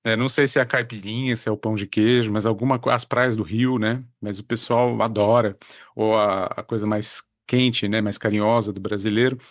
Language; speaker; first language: Portuguese; native; Portuguese